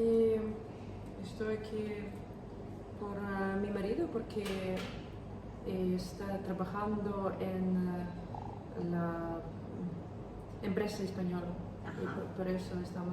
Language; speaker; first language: Spanish; non-native, learner; Ukrainian